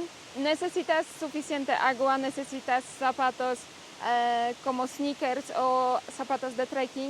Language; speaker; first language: Spanish; non-native, learner; Polish